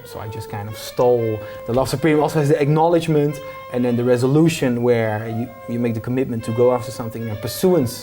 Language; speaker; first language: English; non-native, fluent; Dutch